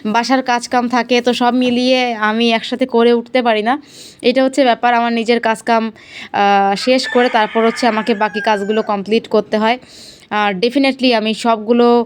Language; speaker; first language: Bangla; native; Bangla